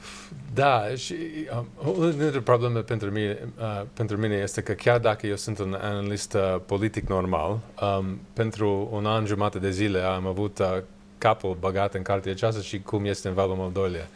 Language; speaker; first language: Romanian; non-native, learner; English